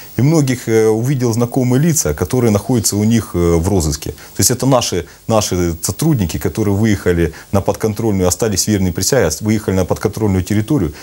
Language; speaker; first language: Russian; native; Russian